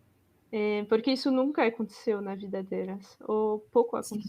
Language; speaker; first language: Portuguese; non-native, fluent; French